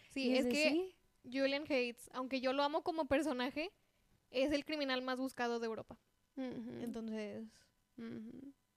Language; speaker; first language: Spanish; native; Spanish